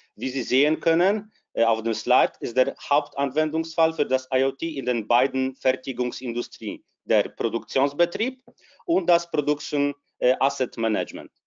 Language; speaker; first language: German; non-native, fluent; Polish